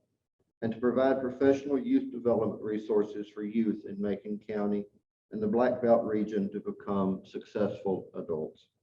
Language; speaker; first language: English; native; English